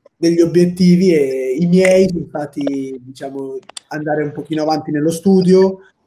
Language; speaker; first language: Italian; native; Italian